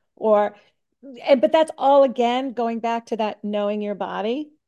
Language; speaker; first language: English; native; English